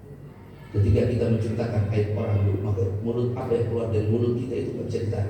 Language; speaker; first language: Indonesian; native; Indonesian